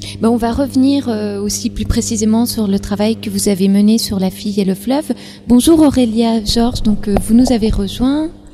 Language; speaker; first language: French; native; French